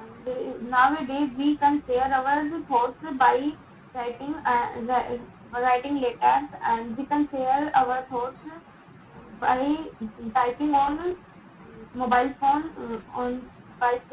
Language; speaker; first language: English; non-native, learner; Hindi